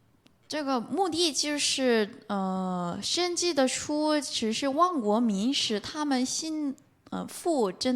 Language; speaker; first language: Chinese; non-native, fluent; Korean